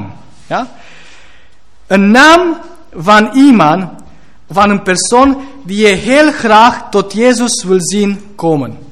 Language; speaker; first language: Dutch; non-native, fluent; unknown